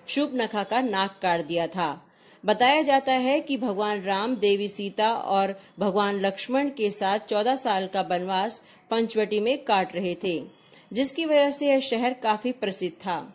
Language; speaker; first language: Hindi; non-native, local second language; Marathi